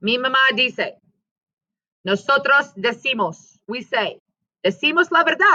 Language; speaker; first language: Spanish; non-native, fluent; English